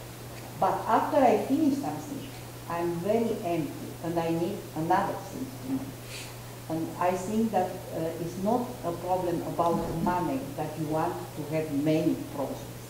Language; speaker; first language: English; non-native, fluent; Romanian